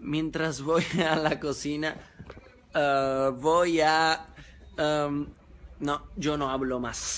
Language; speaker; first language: Spanish; non-native, fluent; Italian